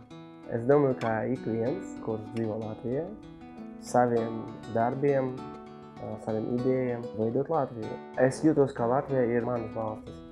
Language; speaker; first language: Latvian; non-native, local second language; Russian